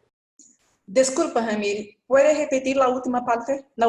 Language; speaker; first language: Spanish; non-native, fluent; Portuguese